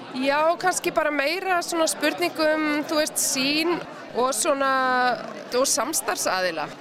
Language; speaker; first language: Icelandic; native; Icelandic